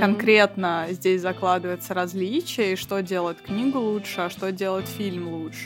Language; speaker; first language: Russian; native; Russian